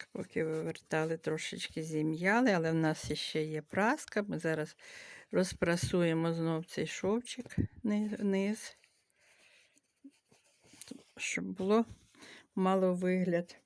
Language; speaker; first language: Ukrainian; native; Ukrainian